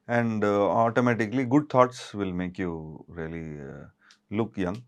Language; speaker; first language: English; non-native, local second language; Tamil